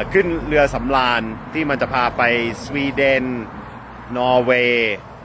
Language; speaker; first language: Thai; non-native, fluent; English